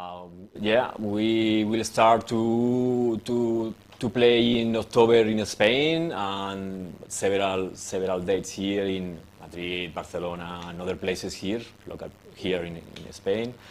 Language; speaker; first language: English; non-native, fluent; Spanish